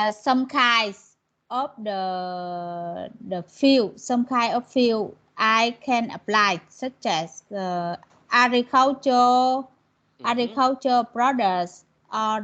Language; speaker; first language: English; non-native, learner; Vietnamese